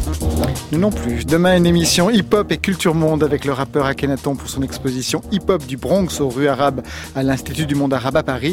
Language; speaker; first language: French; native; French